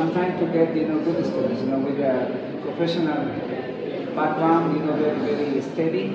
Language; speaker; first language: English; non-native, fluent; Spanish